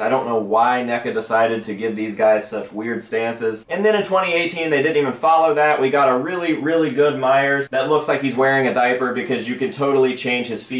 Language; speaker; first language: English; native; English